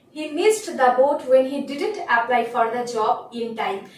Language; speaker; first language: English; non-native, local second language; Bangla